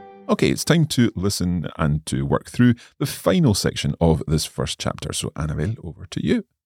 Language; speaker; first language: English; native; English